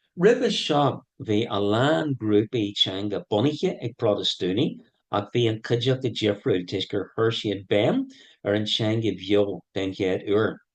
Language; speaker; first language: Irish; non-native, local second language; English